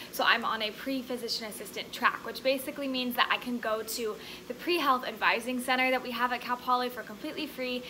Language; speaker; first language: English; native; English